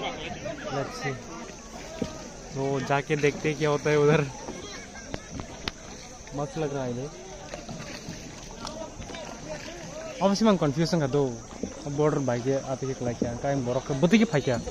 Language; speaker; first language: Hindi; non-native, local second language; Kok Borok